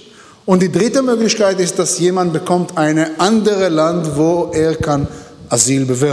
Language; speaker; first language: German; non-native, learner; Hebrew